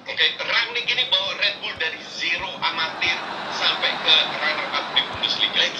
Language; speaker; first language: Indonesian; native; Indonesian